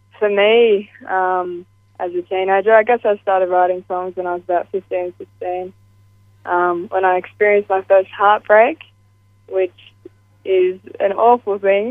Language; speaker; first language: English; native; English